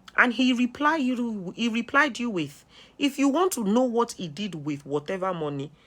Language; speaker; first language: English; non-native, local second language; Yoruba